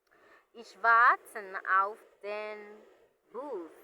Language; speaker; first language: German; non-native, learner; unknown